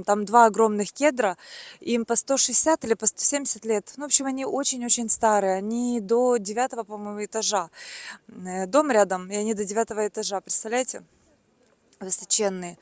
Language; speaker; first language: Russian; native; Russian